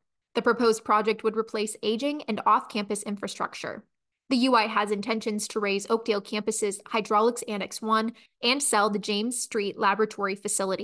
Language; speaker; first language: English; native; English